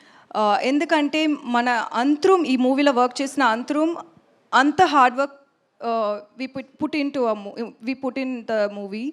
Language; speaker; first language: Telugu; non-native, learner; Tamil